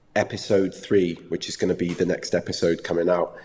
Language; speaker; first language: English; native; English